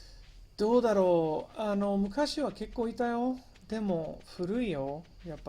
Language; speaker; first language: Japanese; non-native, fluent; English